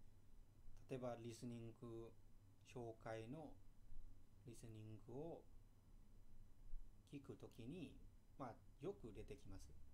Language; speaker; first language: Japanese; non-native, fluent; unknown